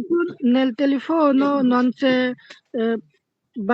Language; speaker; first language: Italian; non-native, learner; Bangla